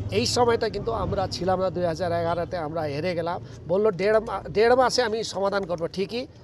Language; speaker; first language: Bangla; native; Bangla